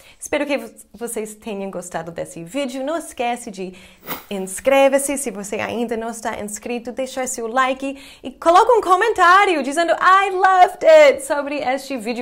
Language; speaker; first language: Portuguese; non-native, fluent; English